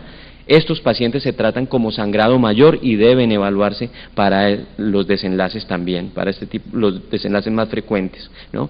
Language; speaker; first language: Spanish; native; Spanish